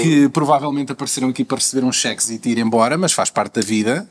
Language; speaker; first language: Portuguese; native; Portuguese